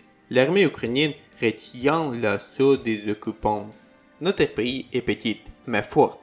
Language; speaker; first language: French; non-native, learner; Ukrainian